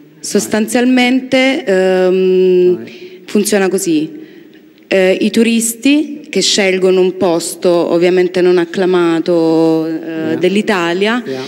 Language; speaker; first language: Italian; native; Italian